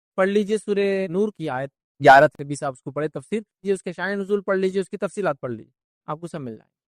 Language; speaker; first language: Urdu; native; Urdu